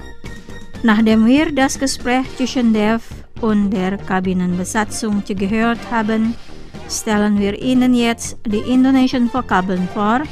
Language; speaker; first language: German; non-native, fluent; Indonesian